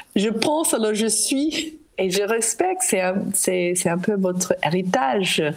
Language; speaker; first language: French; non-native, fluent; English